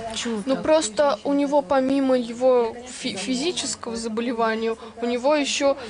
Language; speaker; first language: Russian; native; Russian